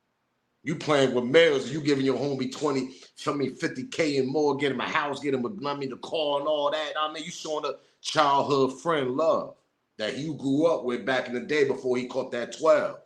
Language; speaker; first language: English; native; English